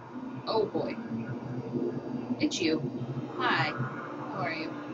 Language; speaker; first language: English; native; English